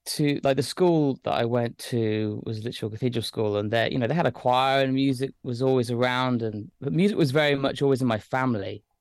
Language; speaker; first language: English; native; English